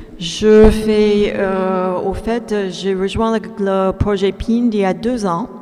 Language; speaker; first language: French; non-native, fluent; English